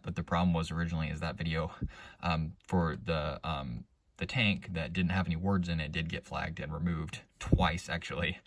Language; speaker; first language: English; native; English